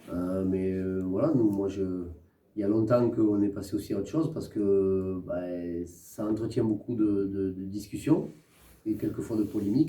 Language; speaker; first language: French; native; French